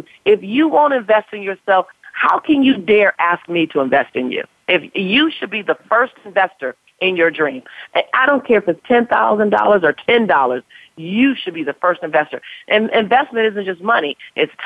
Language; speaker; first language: English; native; English